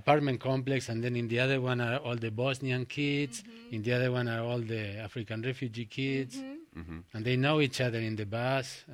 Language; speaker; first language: English; non-native, fluent; Spanish